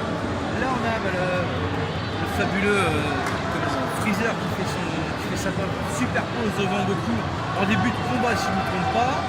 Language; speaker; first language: French; native; French